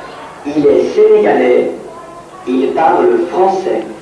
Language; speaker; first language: French; non-native, learner; Arabic